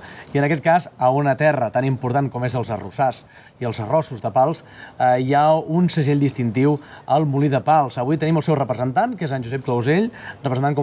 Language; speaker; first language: Catalan; native; Catalan